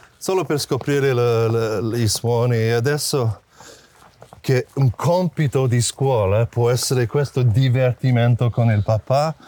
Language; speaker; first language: Italian; non-native, fluent; English